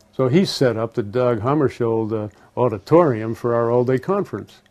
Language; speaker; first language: English; native; English